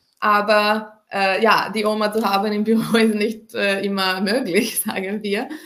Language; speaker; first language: German; non-native, fluent; Italian